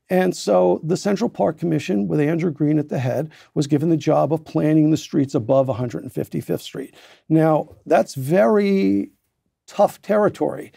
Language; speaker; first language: English; native; English